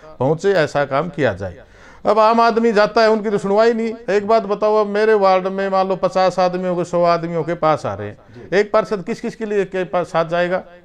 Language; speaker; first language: Hindi; native; Hindi